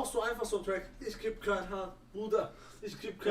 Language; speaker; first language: German; native; German